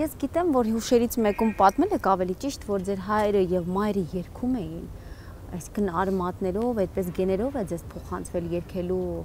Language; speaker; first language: Armenian; native; Armenian